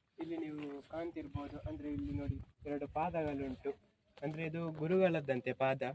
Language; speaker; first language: Kannada; non-native, local second language; Tulu